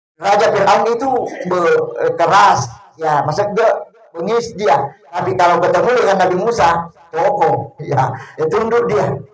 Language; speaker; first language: Indonesian; non-native, local second language; Buginese